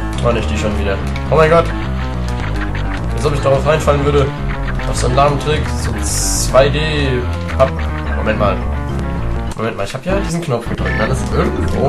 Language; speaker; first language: German; native; German